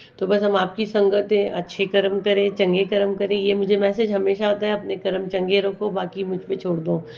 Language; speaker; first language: Hindi; native; Hindi